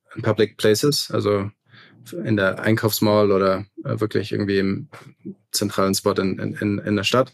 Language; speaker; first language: German; native; German